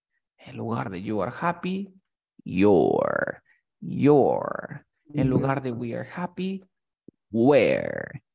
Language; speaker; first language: English; non-native, fluent; Spanish